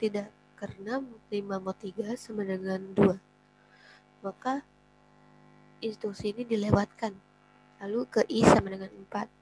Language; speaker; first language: Indonesian; native; Indonesian